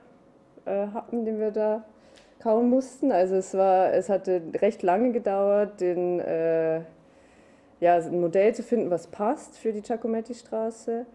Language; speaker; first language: German; native; German